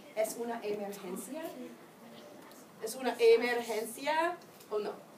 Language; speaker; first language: Spanish; non-native, fluent; English